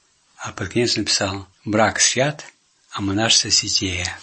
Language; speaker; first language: Russian; native; Russian